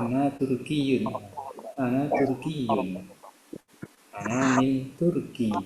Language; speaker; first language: Arabic; non-native, learner; Indonesian